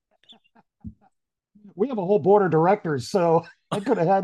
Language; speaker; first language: English; native; English